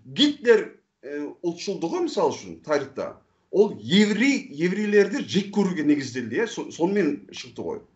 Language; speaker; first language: Kazakh; non-native, fluent; Turkish